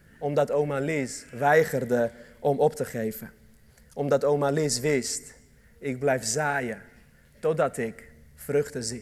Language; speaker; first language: Dutch; early bilingual, other home language; Armenian